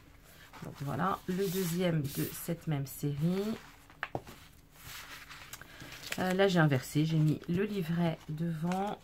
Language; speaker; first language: French; native; French